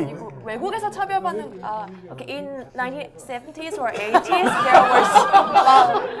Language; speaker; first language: Korean; native; Korean